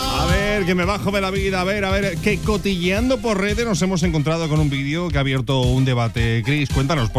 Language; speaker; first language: Spanish; native; Spanish